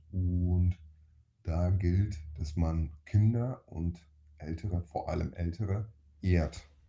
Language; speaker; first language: German; early bilingual, other home language; Russian